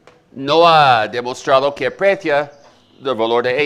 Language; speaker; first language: Spanish; native; Spanish